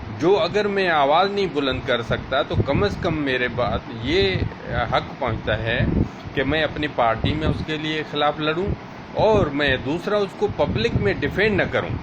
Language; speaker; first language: Urdu; non-native, local second language; Sindhi